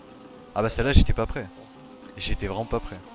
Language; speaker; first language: French; native; French